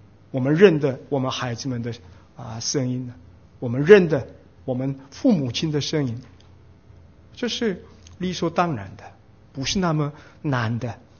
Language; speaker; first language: Chinese; non-native, fluent; Korean